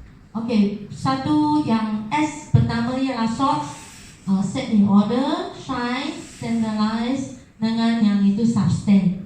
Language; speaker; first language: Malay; non-native, local second language; Chinese